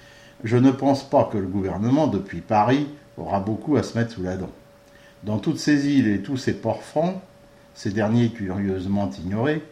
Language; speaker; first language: French; native; French